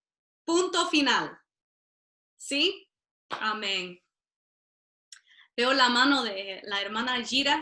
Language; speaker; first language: Spanish; non-native, fluent; English